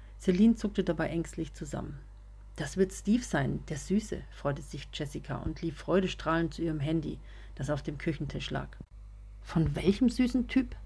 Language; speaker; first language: German; native; German